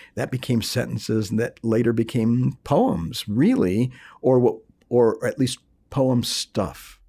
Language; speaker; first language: English; early bilingual, other home language; Spanish